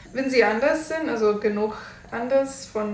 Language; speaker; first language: German; non-native, learner; English